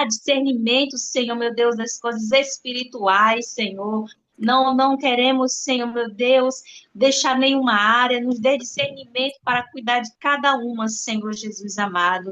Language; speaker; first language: Portuguese; native; Portuguese